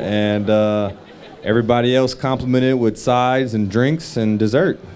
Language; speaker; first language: English; native; English